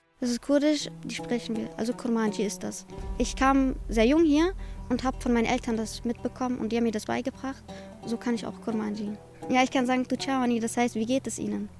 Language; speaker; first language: German; early bilingual, other home language; Kurdish